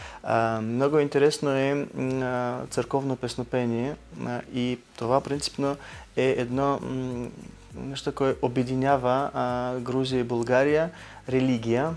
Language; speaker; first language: Bulgarian; non-native, learner; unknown